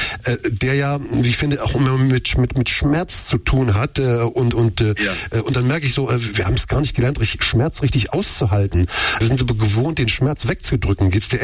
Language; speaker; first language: German; native; German